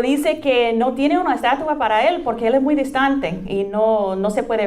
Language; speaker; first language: Spanish; non-native, fluent; English